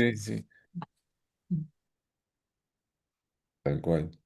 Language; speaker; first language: Spanish; native; Spanish